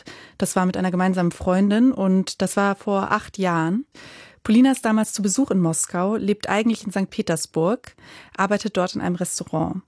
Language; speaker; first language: German; native; German